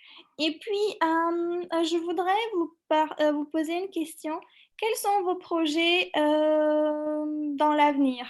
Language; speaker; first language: French; non-native, fluent; Macedonian